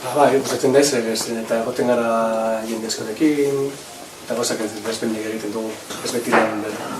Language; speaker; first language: Basque; non-native, local second language; Spanish